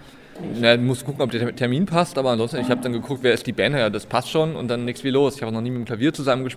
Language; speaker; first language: German; native; German